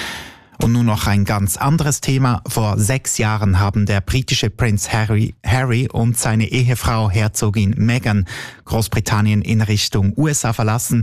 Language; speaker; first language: German; native; German